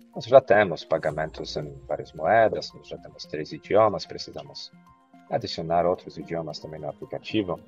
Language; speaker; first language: Portuguese; non-native, fluent; Polish